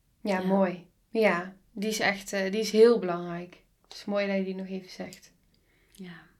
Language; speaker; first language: Dutch; native; Dutch